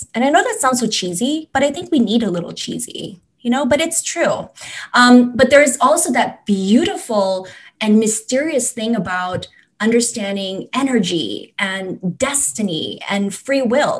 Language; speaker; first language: English; non-native, local second language; Cantonese